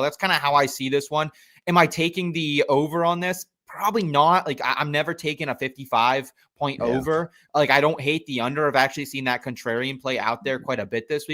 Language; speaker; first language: English; native; English